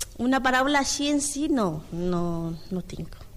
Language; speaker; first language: Catalan; non-native, learner; Spanish